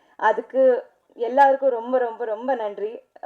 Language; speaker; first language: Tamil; non-native, learner; Telugu